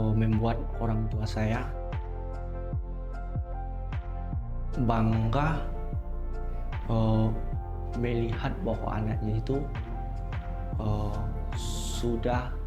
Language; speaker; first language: Indonesian; non-native, local second language; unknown